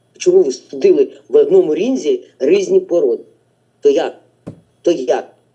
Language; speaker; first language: Ukrainian; non-native, local second language; Russian